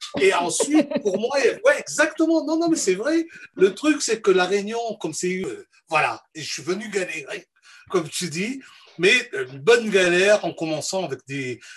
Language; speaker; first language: French; non-native, local second language; Malagasy